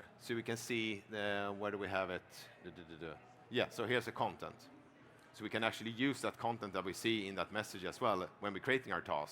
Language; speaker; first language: English; non-native, fluent; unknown